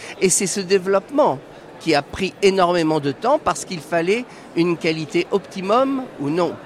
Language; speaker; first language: French; native; French